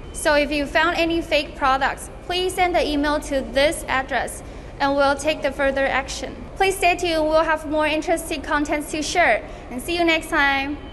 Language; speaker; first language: English; non-native, fluent; Chinese